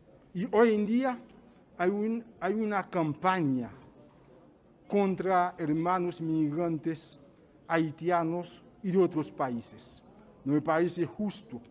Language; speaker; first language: Spanish; non-native, fluent; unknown